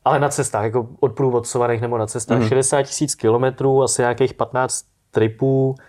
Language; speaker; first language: Czech; native; Czech